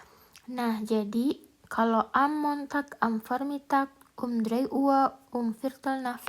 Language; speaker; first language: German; non-native, fluent; Indonesian